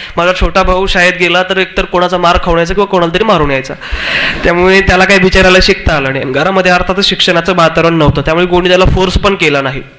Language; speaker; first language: Marathi; non-native, local second language; Urdu